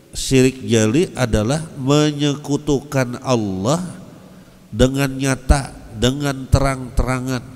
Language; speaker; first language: Indonesian; non-native, local second language; Banjar